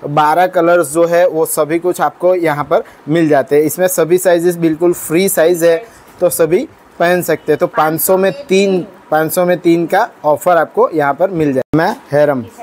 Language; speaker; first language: Hindi; non-native, local second language; Gujarati